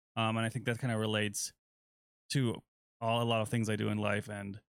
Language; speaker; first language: English; non-native, fluent; German